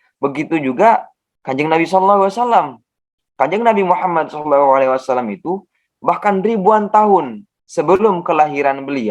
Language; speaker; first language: Indonesian; native; Indonesian